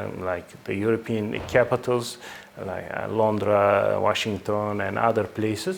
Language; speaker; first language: English; non-native, fluent; Turkish